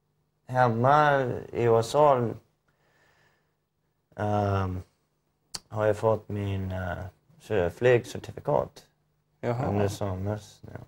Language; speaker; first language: Swedish; non-native, fluent; English